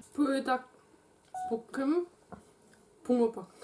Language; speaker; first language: Korean; non-native, fluent; Dutch